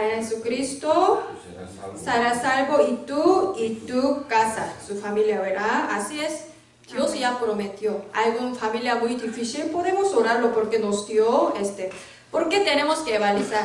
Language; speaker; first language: Spanish; non-native, learner; Korean